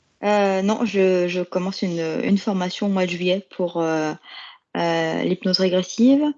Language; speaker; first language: French; native; French